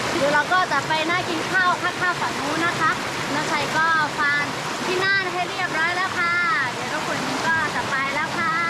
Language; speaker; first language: Thai; non-native, local second language; Lahu